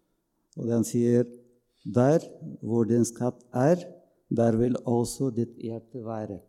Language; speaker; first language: Norwegian; non-native, fluent; Bulgarian